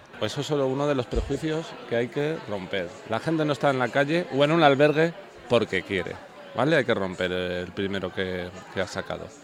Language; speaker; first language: Spanish; native; Spanish